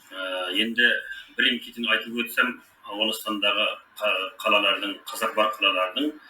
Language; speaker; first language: Kazakh; early bilingual, heritage; Kazakh